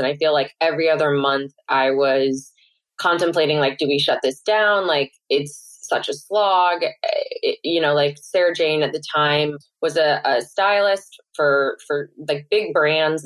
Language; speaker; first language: English; native; English